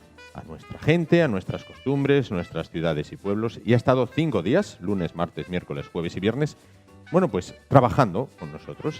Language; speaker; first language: Spanish; native; Spanish